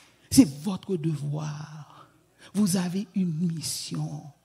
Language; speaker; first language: French; native; French